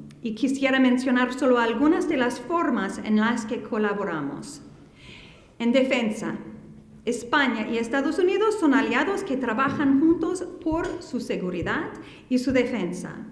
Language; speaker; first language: Spanish; non-native, fluent; English